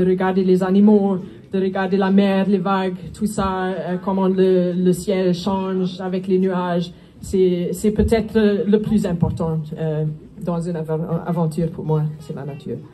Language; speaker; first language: French; non-native, fluent; Afrikaans